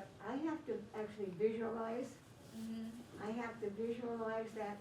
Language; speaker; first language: English; native; English